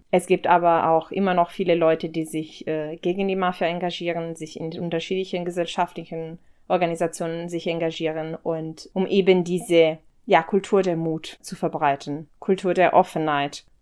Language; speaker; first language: German; non-native, fluent; Italian